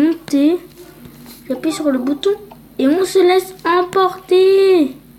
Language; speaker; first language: French; early bilingual, other home language; Polish